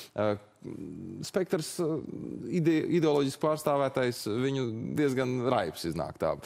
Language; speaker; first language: Latvian; native; Latvian